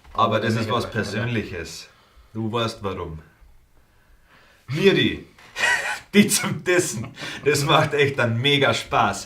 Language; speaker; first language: German; native; German